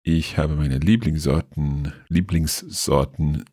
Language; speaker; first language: German; non-native, fluent; English